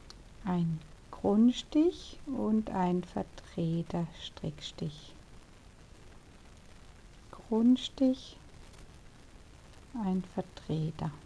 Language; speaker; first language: German; native; German